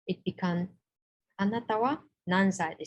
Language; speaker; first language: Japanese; non-native, fluent; Chinese